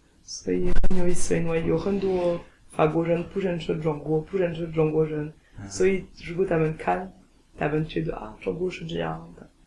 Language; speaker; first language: Chinese; non-native, learner; French